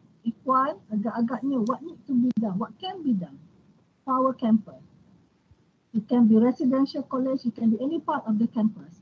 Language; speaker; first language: English; non-native, local second language; Malay